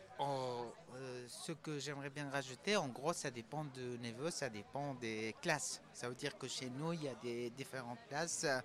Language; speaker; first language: French; non-native, fluent; Persian